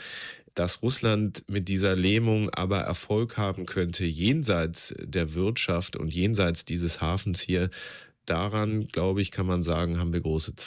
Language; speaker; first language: German; native; German